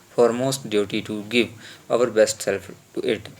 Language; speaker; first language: English; non-native, local second language; Punjabi